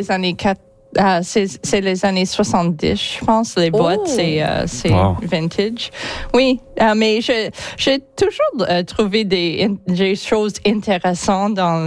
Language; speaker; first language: French; non-native, learner; English